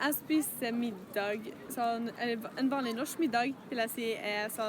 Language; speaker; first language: Norwegian; native; Norwegian